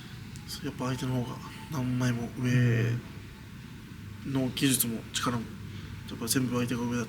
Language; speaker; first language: Japanese; native; Japanese